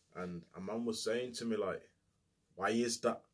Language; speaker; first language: English; native; English